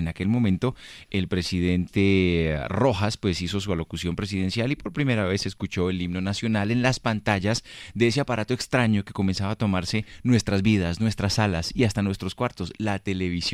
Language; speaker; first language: Spanish; native; Spanish